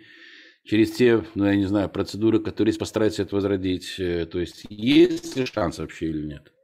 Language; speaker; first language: Russian; native; Russian